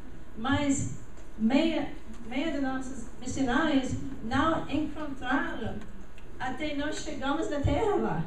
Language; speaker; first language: Portuguese; non-native, learner; English